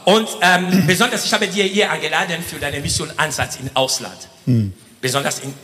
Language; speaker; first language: German; non-native, fluent; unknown